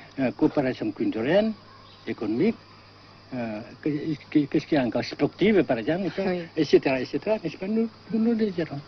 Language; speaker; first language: French; non-native, fluent; Vietnamese